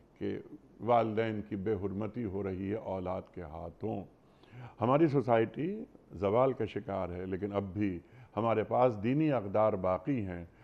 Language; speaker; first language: Urdu; native; Urdu